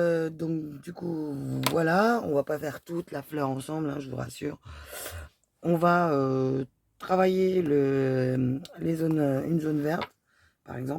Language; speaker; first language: French; native; French